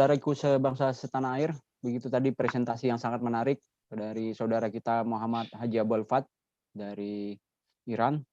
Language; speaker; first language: Indonesian; native; Indonesian